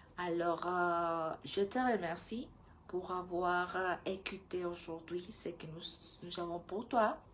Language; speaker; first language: French; non-native, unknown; Spanish